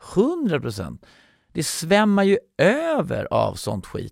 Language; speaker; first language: Swedish; native; Swedish